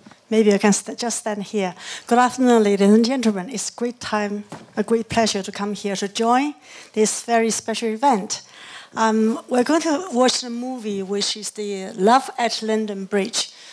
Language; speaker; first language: English; non-native, fluent; Chinese